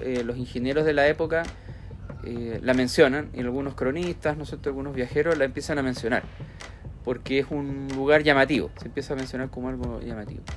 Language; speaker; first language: Spanish; native; Spanish